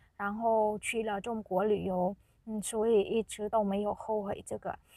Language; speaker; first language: Chinese; non-native, fluent; Vietnamese